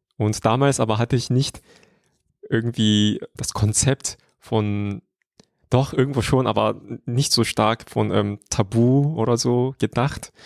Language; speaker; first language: German; non-native, fluent; Korean